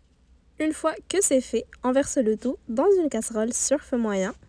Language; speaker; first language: French; native; French